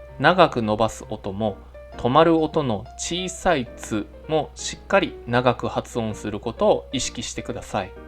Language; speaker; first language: Japanese; native; Japanese